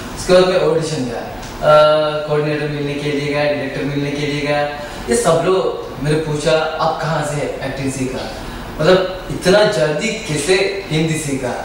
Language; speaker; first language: Hindi; non-native, learner; Sinhala